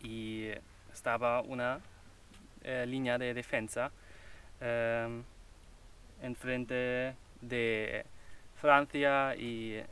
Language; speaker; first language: Spanish; non-native, learner; German